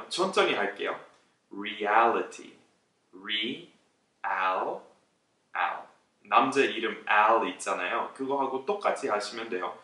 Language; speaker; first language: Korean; non-native, fluent; English